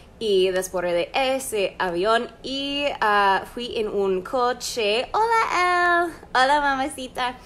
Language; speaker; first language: Spanish; non-native, fluent; English